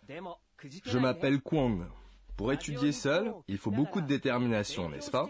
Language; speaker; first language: French; non-native, local second language; Arabic